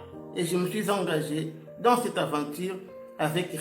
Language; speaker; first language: French; non-native, local second language; Lingala